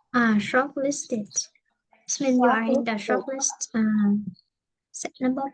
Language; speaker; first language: English; non-native, fluent; Vietnamese